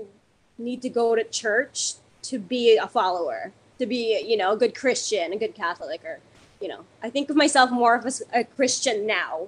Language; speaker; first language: English; non-native, local second language; Filipino